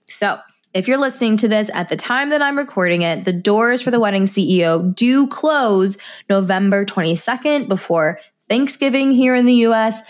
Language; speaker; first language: English; native; English